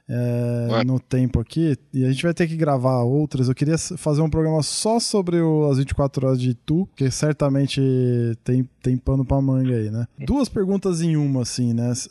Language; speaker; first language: Portuguese; native; Portuguese